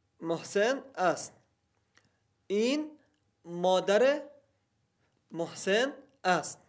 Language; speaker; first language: Persian; non-native, learner; Arabic